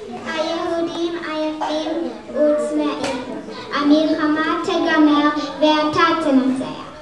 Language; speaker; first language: Hebrew; non-native, learner; English